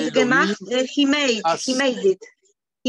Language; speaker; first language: English; non-native, learner; Polish